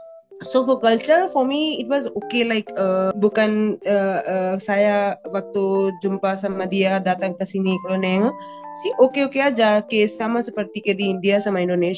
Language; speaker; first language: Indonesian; non-native, fluent; Punjabi